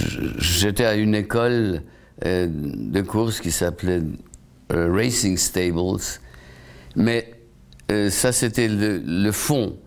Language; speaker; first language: French; non-native, fluent; Polish